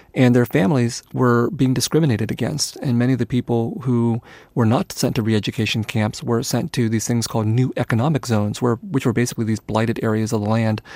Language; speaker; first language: English; early bilingual, other home language; Vietnamese